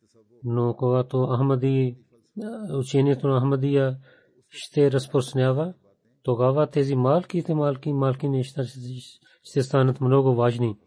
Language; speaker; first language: Bulgarian; non-native, fluent; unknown